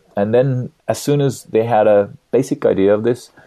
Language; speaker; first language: English; non-native, fluent; Estonian